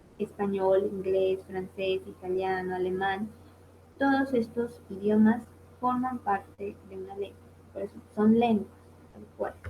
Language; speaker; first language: Spanish; native; Spanish